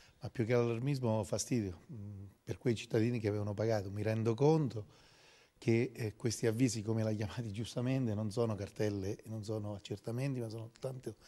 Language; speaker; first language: Italian; native; Italian